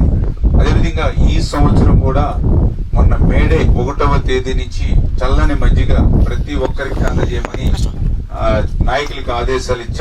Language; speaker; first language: Telugu; native; Telugu